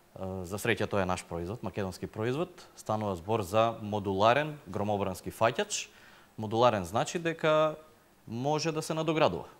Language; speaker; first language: Macedonian; native; Macedonian